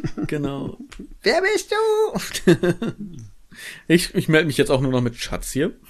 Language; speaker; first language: German; native; German